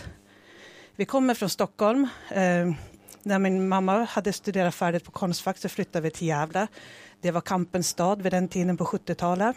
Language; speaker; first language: Swedish; native; Swedish